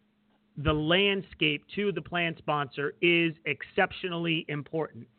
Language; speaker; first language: English; native; English